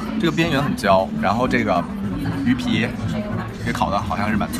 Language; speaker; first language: Chinese; native; Chinese